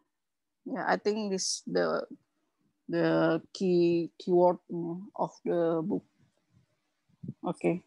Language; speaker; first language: English; non-native, learner; Indonesian